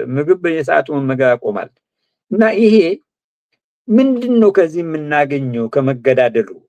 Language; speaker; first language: Amharic; non-native, local second language; Oromo